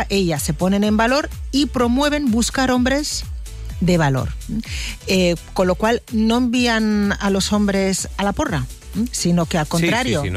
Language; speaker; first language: Spanish; native; Spanish